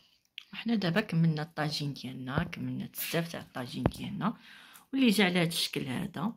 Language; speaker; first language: Arabic; native; Arabic